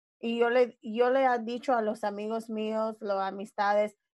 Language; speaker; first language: Spanish; early bilingual, other home language; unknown